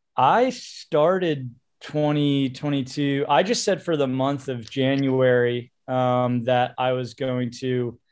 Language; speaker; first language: English; native; English